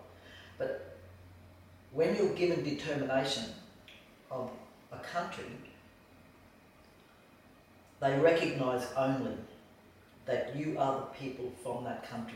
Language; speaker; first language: English; native; English